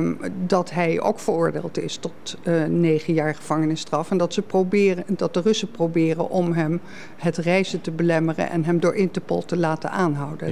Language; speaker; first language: Dutch; native; Dutch